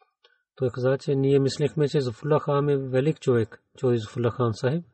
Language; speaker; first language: Bulgarian; non-native, learner; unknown